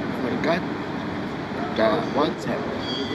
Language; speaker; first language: English; non-native, learner; Arabic